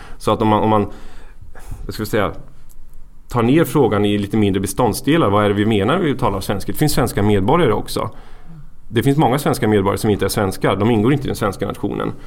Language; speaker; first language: Swedish; native; Swedish